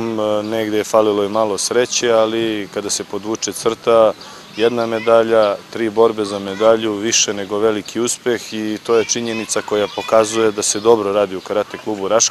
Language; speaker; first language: Serbian; native; Serbian